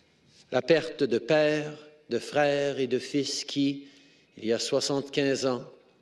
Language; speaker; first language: French; native; French